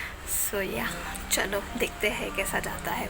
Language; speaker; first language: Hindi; native; Hindi